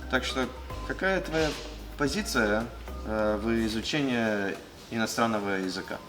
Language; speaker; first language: Russian; early bilingual, heritage; Russian